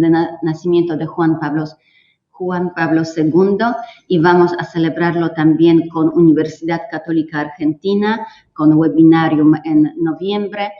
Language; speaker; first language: Spanish; non-native, fluent; Polish